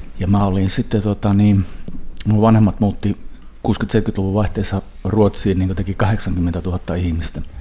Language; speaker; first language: Finnish; early bilingual, heritage; Finnish